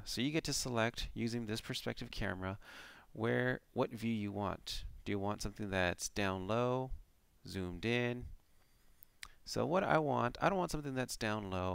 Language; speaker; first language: English; native; English